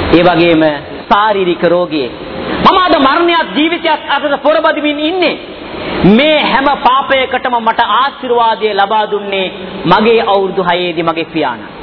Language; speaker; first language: Sinhala; non-native, local second language; Tamil